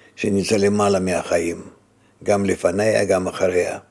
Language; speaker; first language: Hebrew; non-native, fluent; Russian